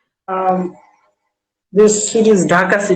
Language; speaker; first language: English; non-native, learner; Bangla